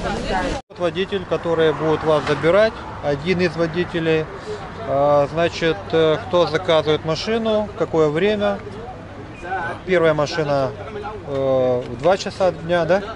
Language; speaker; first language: Russian; native; Russian